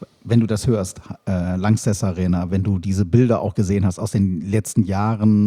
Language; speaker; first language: German; native; German